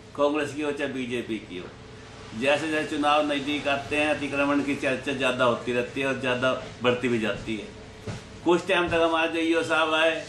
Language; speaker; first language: Hindi; native; Hindi